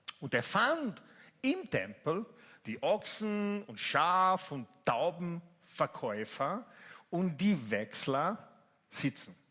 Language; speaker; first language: German; non-native, fluent; Italian